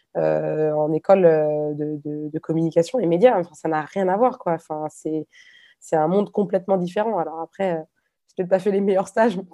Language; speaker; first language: French; native; French